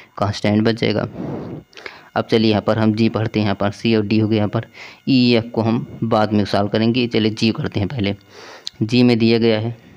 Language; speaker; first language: Hindi; native; Hindi